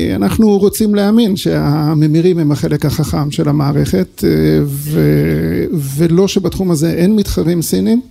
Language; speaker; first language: Hebrew; early bilingual, other home language; English